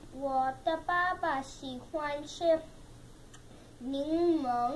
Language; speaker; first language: Chinese; non-native, learner; English